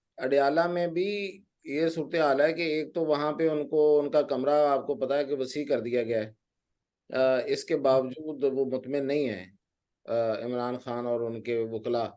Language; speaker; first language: Urdu; non-native, local second language; Punjabi